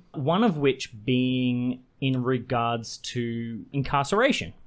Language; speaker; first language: English; native; English